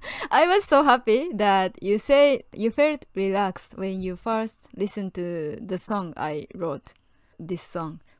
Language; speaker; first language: English; non-native, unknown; Japanese